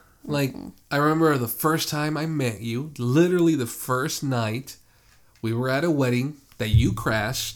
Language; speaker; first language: English; early bilingual, other home language; Spanish